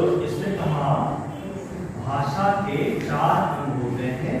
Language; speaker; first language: Hindi; native; Hindi